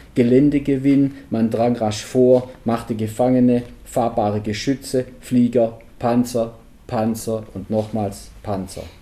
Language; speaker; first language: German; native; German